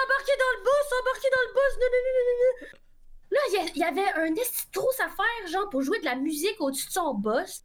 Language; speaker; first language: French; native; French